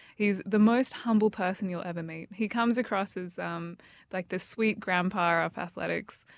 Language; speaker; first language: English; native; English